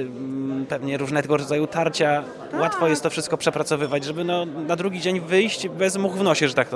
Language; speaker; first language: Polish; native; Polish